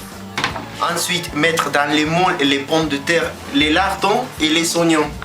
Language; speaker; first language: French; non-native, learner; Spanish